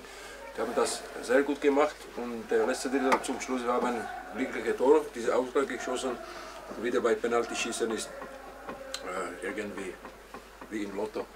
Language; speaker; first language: German; non-native, fluent; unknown